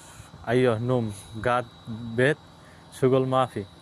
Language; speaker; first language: Arabic; non-native, learner; Bangla